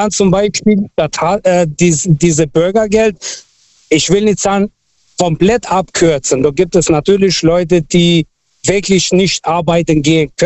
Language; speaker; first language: German; non-native, fluent; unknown